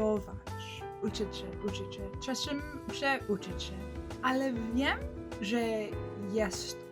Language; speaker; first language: Polish; early bilingual, heritage; Polish